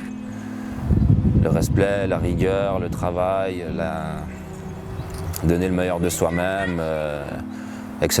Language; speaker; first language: French; native; French